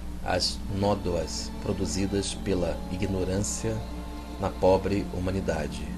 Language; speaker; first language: Portuguese; native; Portuguese